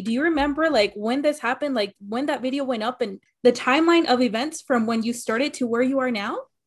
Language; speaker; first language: English; early bilingual, other home language; Spanish